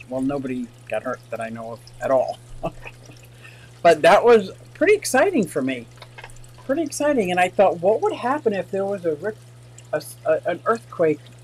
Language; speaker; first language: English; native; English